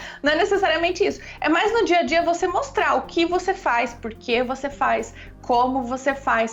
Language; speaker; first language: Portuguese; native; Portuguese